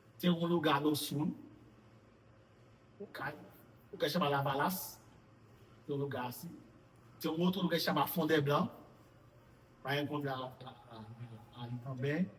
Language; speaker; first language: Portuguese; non-native, fluent; Haitian Creole